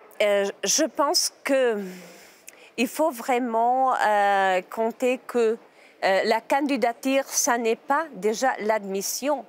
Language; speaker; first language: French; non-native, learner; Czech